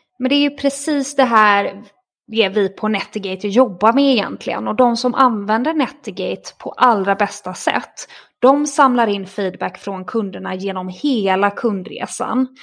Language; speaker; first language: Swedish; native; Swedish